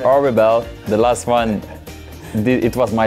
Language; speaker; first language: English; non-native, learner; French